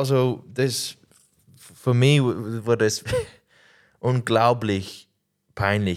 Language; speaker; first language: German; non-native, learner; English